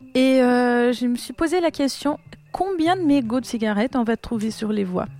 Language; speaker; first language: French; non-native, fluent; Portuguese